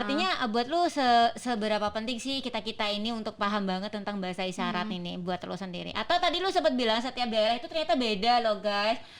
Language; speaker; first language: Indonesian; native; Indonesian